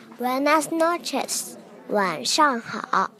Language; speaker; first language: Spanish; non-native, fluent; Chinese